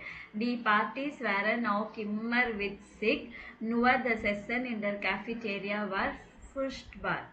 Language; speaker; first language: German; non-native, learner; Tamil